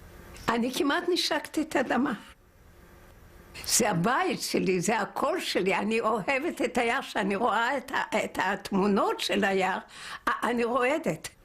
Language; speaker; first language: Hebrew; non-native, fluent; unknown